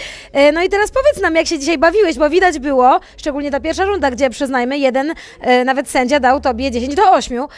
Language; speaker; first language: Polish; native; Polish